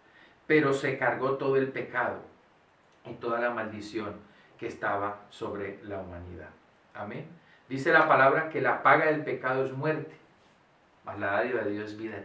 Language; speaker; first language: Spanish; native; Spanish